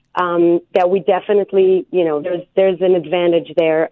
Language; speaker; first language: English; non-native, fluent; Hebrew